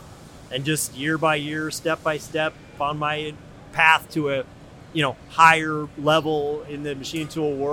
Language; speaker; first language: English; native; English